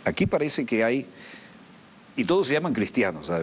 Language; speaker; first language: Spanish; native; Spanish